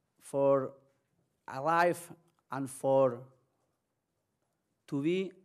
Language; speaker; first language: English; non-native, learner; Spanish